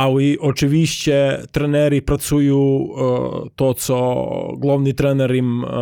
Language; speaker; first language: Polish; non-native, learner; Croatian